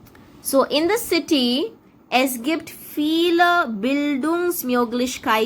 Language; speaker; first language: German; non-native, fluent; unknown